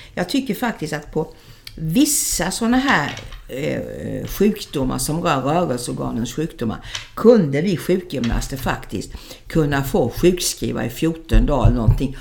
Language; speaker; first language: Swedish; native; Swedish